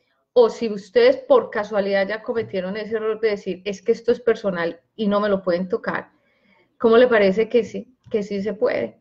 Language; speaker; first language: Spanish; native; Spanish